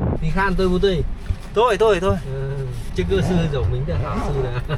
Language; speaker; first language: Chinese; non-native, learner; Vietnamese